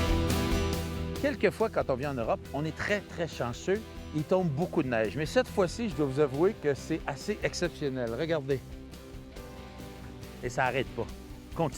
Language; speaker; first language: French; native; French